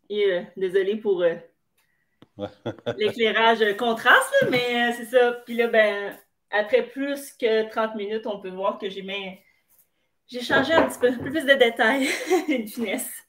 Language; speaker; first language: French; native; French